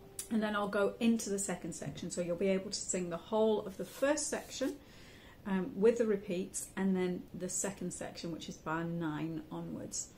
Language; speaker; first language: English; native; English